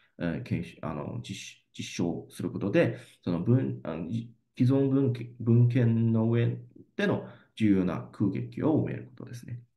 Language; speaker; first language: Japanese; non-native, fluent; Chinese